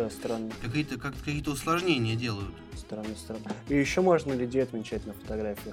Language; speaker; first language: Russian; native; Russian